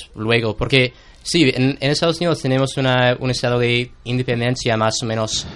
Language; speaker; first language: Spanish; non-native, fluent; English